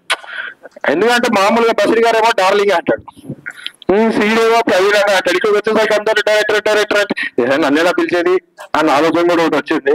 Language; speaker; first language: Telugu; native; Telugu